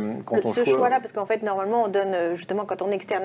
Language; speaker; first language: French; native; French